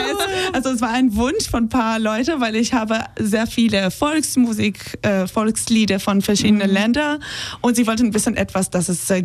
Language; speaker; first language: German; non-native, fluent; Hebrew